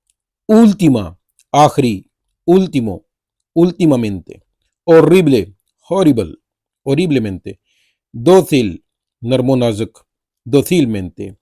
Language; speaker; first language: Spanish; non-native, local second language; Urdu